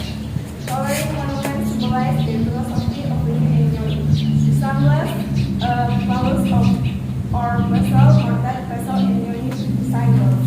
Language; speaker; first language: English; non-native, learner; Indonesian